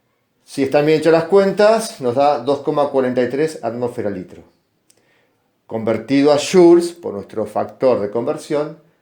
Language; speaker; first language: Spanish; native; Spanish